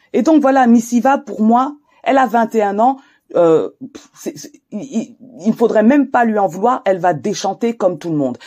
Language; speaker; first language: French; native; French